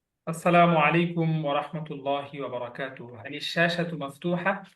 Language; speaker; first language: Arabic; non-native, fluent; Bangla